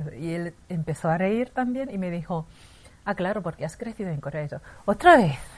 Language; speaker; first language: Spanish; non-native, fluent; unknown